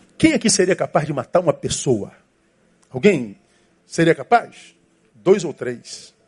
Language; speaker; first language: Portuguese; native; Portuguese